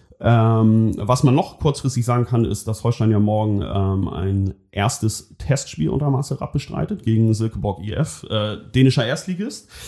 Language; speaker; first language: German; native; German